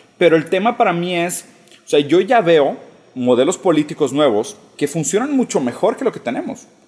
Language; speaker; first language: Spanish; early bilingual, other home language; Portuguese